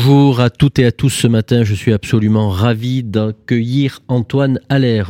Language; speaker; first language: French; native; French